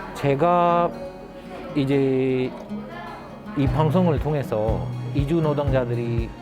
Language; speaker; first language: Korean; non-native, fluent; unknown